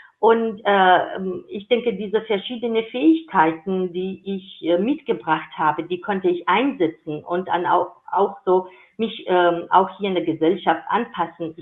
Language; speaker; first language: German; non-native, fluent; Georgian